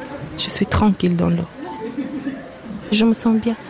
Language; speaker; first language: French; non-native, learner; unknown